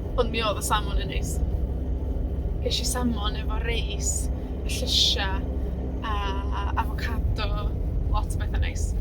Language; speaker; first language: Welsh; non-native, learner; Spanish